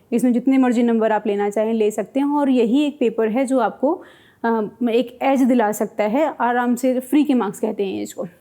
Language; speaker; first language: Hindi; native; Hindi